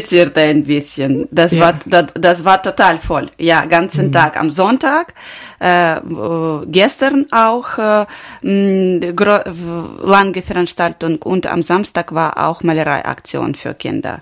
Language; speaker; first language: German; non-native, learner; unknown